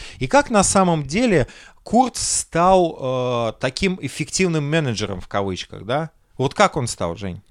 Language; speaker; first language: Russian; native; Russian